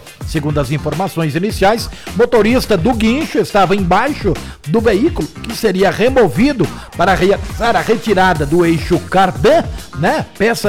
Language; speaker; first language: Portuguese; native; Portuguese